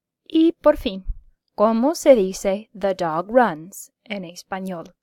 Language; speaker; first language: Spanish; non-native, fluent; English